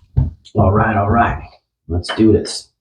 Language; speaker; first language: English; native; English